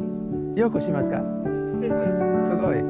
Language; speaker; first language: Japanese; non-native, learner; English